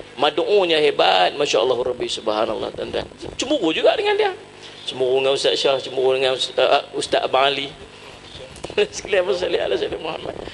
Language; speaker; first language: Malay; native; Malay